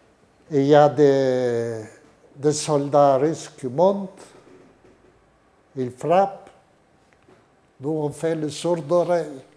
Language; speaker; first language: French; non-native, fluent; Yiddish